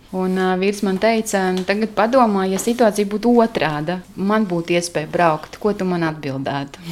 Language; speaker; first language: Latvian; native; Latvian